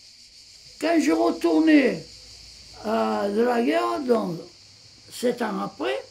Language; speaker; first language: French; early bilingual, other home language; Armenian